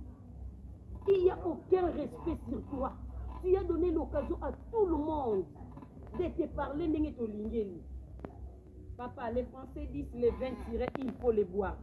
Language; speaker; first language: French; non-native, local second language; Lingala